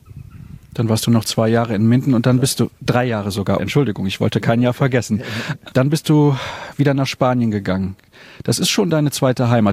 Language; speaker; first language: German; native; German